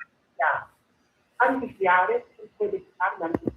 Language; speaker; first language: German; non-native, learner; Korean